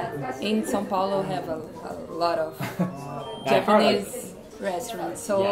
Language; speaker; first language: English; non-native, fluent; Portuguese